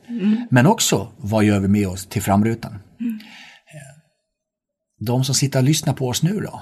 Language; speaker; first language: Swedish; native; Swedish